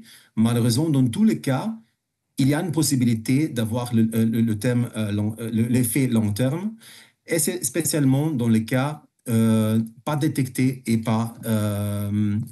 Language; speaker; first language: French; non-native, fluent; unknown